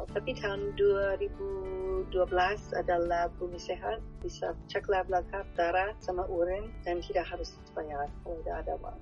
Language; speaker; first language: Indonesian; non-native, fluent; English